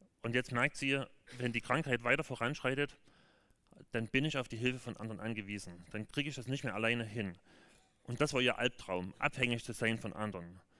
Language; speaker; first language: German; native; German